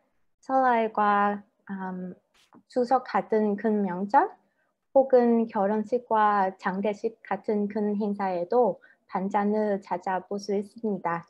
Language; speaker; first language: Korean; non-native, fluent; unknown